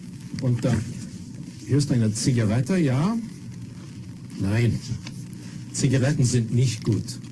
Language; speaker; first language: German; non-native, fluent; English